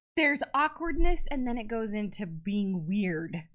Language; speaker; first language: English; native; English